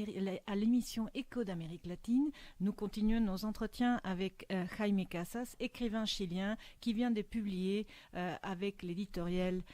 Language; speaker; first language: French; non-native, fluent; Spanish